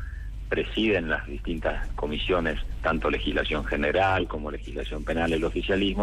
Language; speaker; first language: Spanish; native; Spanish